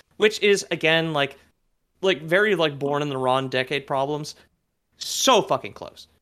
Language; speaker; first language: English; native; English